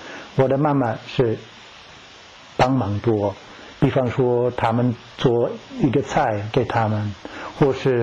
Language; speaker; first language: Chinese; non-native, learner; English